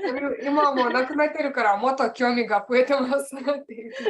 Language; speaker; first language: Japanese; non-native, learner; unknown